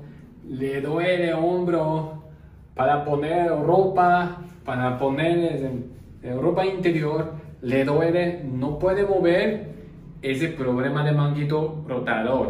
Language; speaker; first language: Spanish; non-native, learner; Japanese